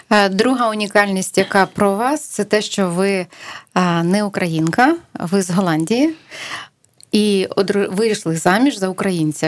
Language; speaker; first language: Ukrainian; native; Ukrainian